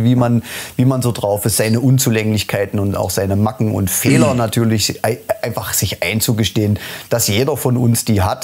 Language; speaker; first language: German; native; German